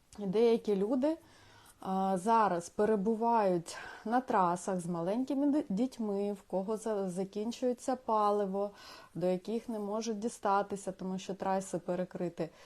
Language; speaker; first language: Ukrainian; non-native, local second language; Russian